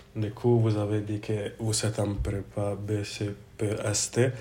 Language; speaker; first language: French; non-native, fluent; English